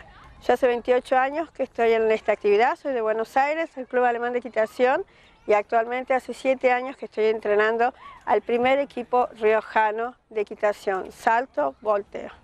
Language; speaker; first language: Spanish; native; Spanish